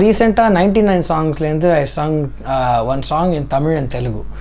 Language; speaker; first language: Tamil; early bilingual, heritage; Tamil